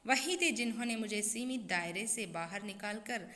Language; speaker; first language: Hindi; non-native, local second language; Kannada